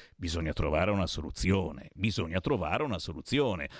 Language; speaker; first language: Italian; native; Italian